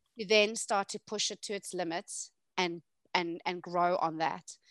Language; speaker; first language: English; native; English